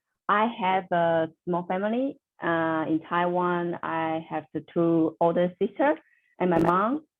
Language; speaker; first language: English; non-native, learner; Chinese